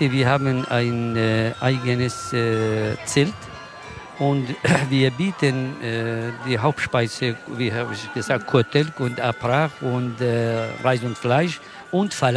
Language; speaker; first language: German; non-native, learner; Kurdish